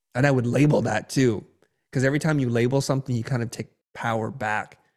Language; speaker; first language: English; early bilingual, other home language; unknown